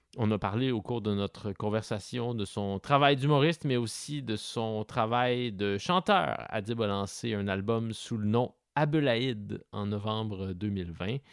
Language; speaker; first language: French; native; French